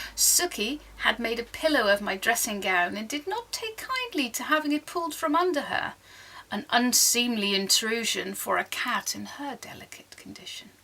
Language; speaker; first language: English; non-native, fluent; Dutch